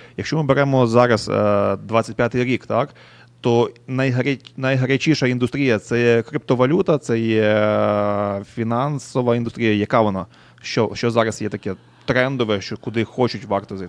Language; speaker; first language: Ukrainian; native; Ukrainian